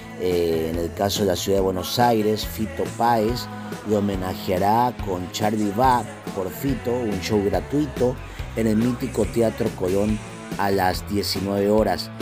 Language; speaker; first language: Spanish; native; Spanish